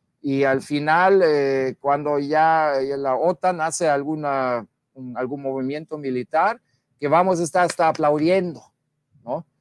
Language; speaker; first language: Spanish; non-native, fluent; German